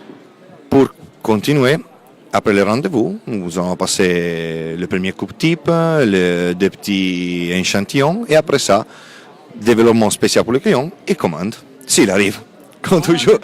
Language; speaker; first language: French; non-native, fluent; Italian